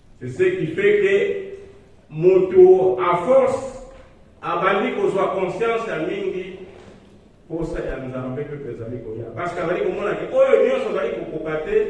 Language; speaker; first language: Lingala; non-native, local second language; Kongo